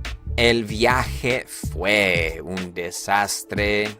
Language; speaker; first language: Spanish; non-native, fluent; English